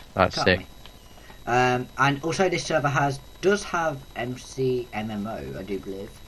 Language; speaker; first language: English; native; English